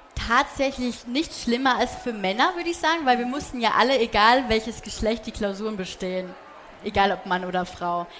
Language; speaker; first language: German; early bilingual, other home language; Polish